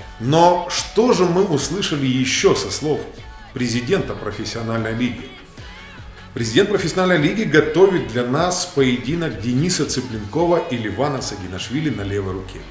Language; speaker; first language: Russian; native; Russian